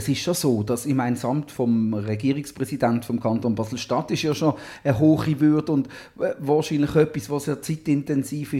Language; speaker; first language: German; native; German